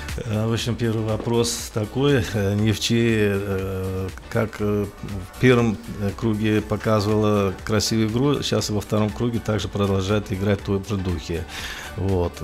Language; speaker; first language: Russian; non-native, local second language; Uzbek